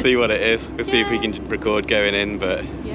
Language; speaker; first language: English; native; English